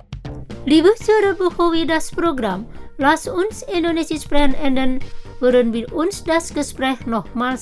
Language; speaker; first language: German; non-native, fluent; Indonesian